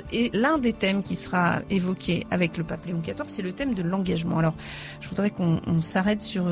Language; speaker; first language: French; native; French